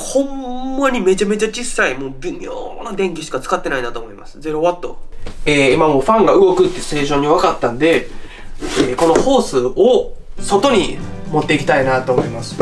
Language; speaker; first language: Japanese; native; Japanese